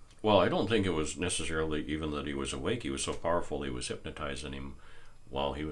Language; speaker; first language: English; native; English